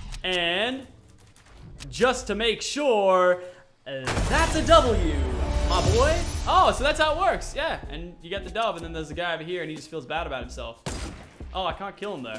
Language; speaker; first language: English; native; English